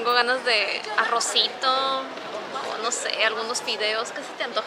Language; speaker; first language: Spanish; native; Spanish